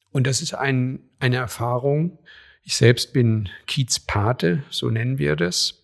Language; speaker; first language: German; native; German